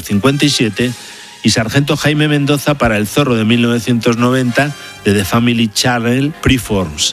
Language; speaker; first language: Spanish; native; Spanish